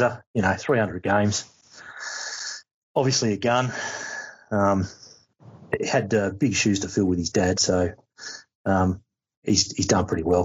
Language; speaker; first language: English; native; English